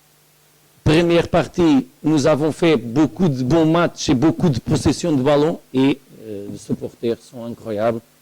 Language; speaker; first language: French; non-native, learner; Portuguese